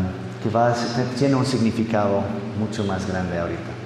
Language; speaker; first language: Spanish; non-native, fluent; English